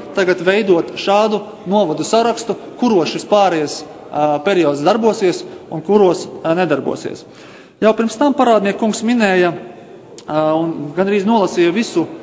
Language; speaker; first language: Latvian; native; Latvian